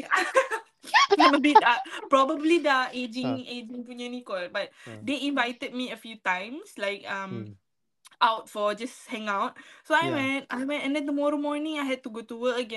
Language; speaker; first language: English; non-native, local second language; Malay